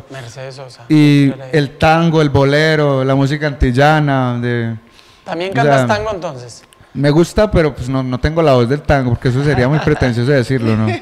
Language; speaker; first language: Spanish; native; Spanish